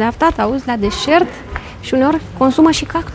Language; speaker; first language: Romanian; native; Romanian